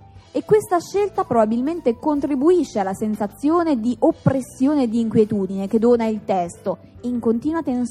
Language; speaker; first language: Italian; native; Italian